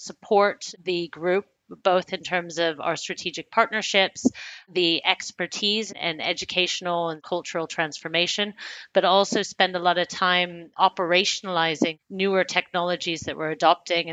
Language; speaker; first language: English; native; English